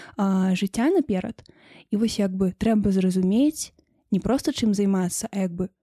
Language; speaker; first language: Belarusian; non-native, local second language; Russian